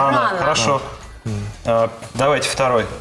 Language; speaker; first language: Russian; native; Russian